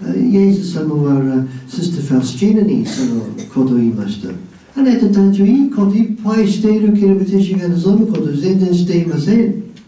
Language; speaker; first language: Japanese; non-native, fluent; English